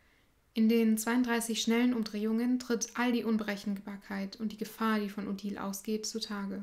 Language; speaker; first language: German; native; German